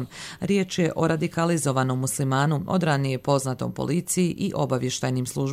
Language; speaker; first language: Serbian; native; Serbian